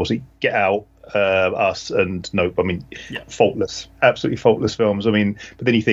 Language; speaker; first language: English; native; English